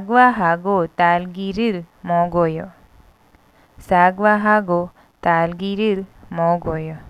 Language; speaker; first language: Korean; non-native, learner; Hindi